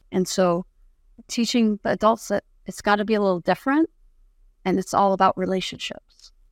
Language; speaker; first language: English; non-native, fluent; Arabic